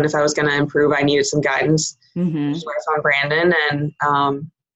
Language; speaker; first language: English; native; English